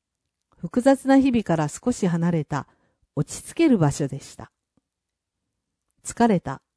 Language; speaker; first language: Japanese; non-native, fluent; English